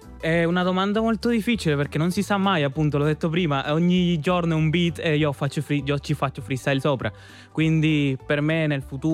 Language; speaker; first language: Italian; non-native, fluent; Spanish